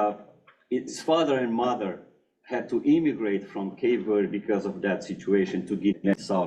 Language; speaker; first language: English; non-native, fluent; Portuguese